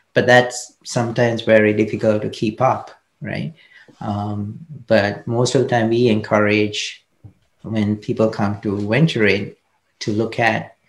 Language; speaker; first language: English; non-native, local second language; Sinhala